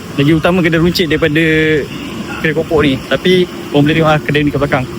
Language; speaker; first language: Malay; native; Malay